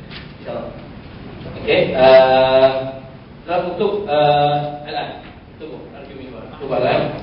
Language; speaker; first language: Arabic; non-native, fluent; Malay